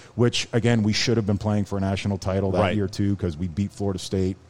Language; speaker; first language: English; native; English